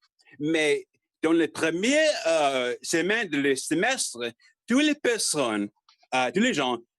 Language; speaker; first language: French; non-native, learner; English